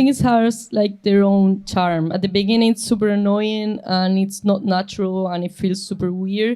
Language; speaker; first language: English; non-native, fluent; Spanish